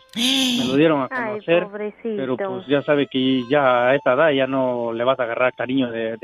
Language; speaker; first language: Spanish; native; Spanish